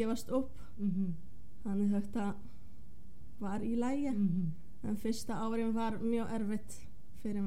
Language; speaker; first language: Icelandic; non-native, fluent; Polish